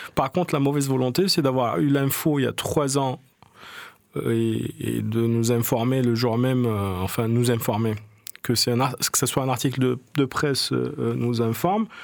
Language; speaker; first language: French; native; French